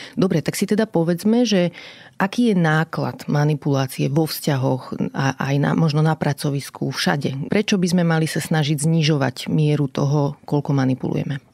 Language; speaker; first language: Slovak; native; Slovak